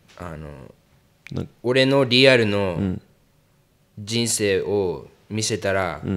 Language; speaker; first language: Japanese; early bilingual, heritage; English